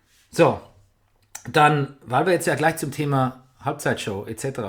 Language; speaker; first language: German; native; German